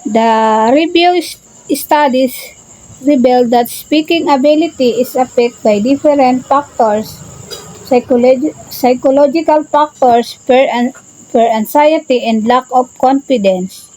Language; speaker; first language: English; non-native, local second language; Filipino